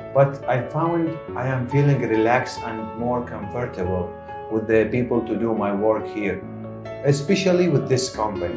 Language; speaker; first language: English; non-native, fluent; Arabic